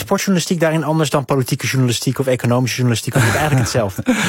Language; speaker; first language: Dutch; native; Dutch